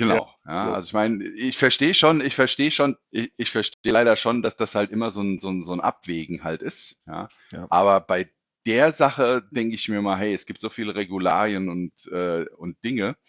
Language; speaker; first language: German; native; German